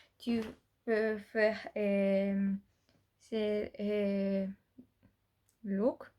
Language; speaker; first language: French; non-native, learner; Spanish